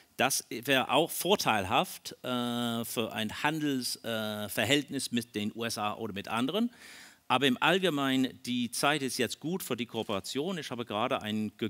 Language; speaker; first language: German; non-native, learner; English